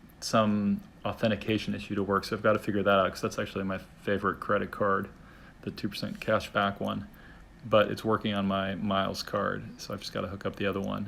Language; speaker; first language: English; native; English